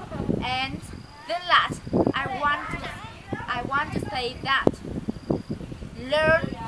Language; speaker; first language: English; non-native, learner; Vietnamese